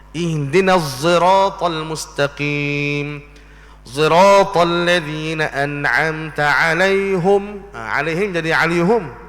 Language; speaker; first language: Malay; native; Malay